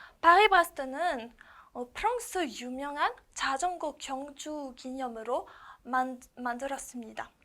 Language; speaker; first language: Korean; non-native, learner; French